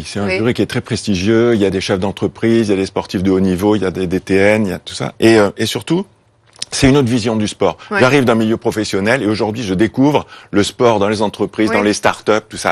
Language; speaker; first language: French; native; French